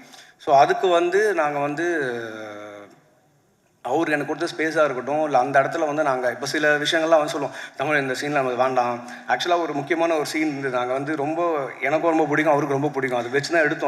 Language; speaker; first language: Tamil; native; Tamil